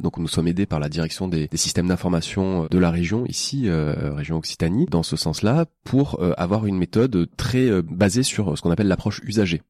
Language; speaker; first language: French; native; French